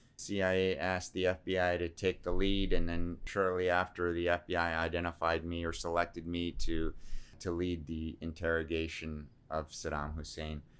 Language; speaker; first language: English; early bilingual, other home language; Assyrian Neo-Aramaic